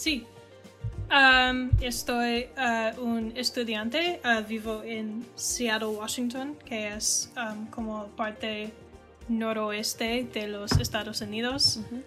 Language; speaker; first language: Spanish; non-native, learner; English